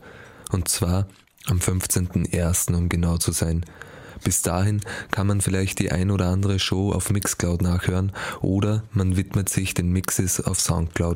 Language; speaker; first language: German; native; German